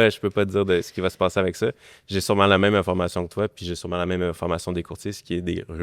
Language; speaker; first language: French; native; French